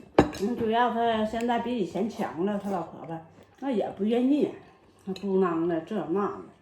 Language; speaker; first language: Chinese; native; Chinese